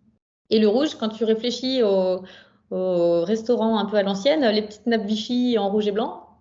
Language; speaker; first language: French; native; French